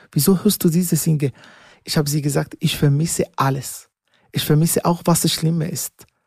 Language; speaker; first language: German; non-native, learner; Arabic